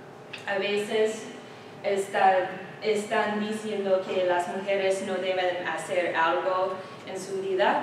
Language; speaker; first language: Spanish; non-native, learner; English